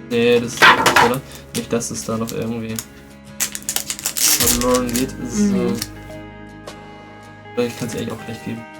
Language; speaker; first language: German; native; German